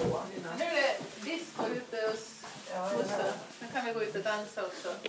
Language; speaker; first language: Swedish; non-native, learner; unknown